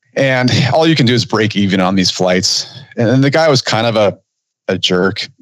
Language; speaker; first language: English; native; English